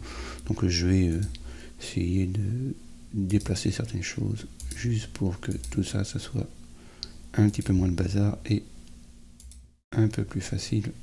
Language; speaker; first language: French; native; French